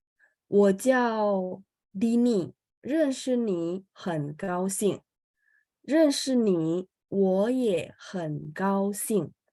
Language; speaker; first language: Chinese; non-native, fluent; Indonesian